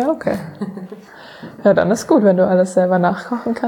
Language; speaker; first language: German; native; German